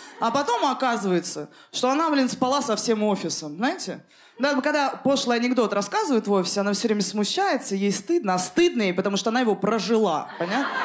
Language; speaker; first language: Russian; native; Russian